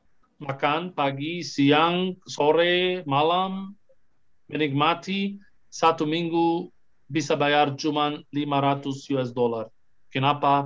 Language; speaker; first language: Indonesian; non-native, fluent; Arabic